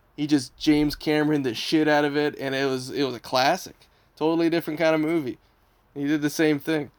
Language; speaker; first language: English; native; English